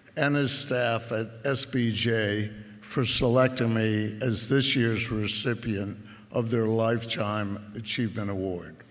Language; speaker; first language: English; native; English